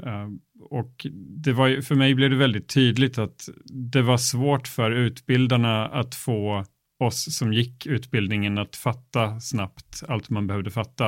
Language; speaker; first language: Swedish; native; Swedish